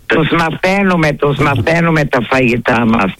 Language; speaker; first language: Greek; early bilingual, heritage; Greek